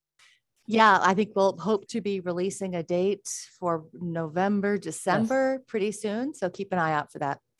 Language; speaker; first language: English; native; English